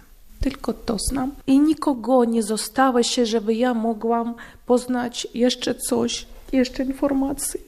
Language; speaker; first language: Polish; non-native, fluent; Russian